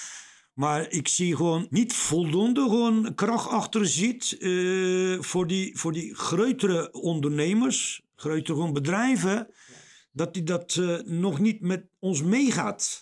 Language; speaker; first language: Dutch; non-native, learner; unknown